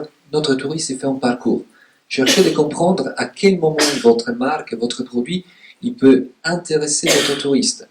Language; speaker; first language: French; native; French